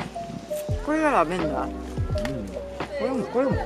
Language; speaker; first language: Japanese; native; Japanese